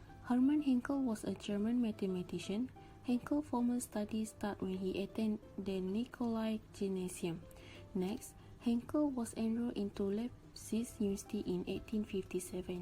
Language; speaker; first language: English; non-native, local second language; Malay